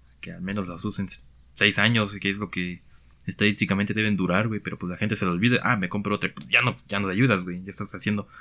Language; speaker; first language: Spanish; native; Spanish